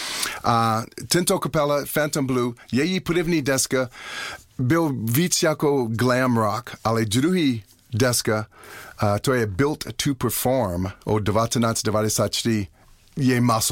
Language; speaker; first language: Czech; non-native, fluent; English